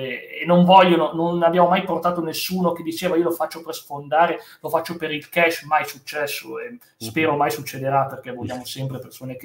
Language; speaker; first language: Italian; native; Italian